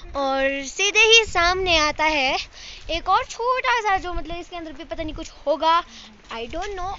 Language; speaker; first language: Hindi; non-native, local second language; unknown